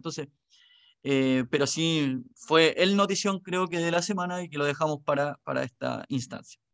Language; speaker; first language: Spanish; native; Spanish